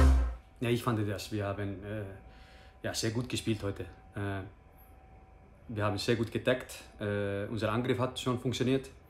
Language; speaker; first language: German; non-native, fluent; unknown